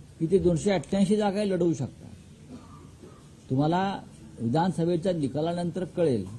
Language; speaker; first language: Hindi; non-native, local second language; Marathi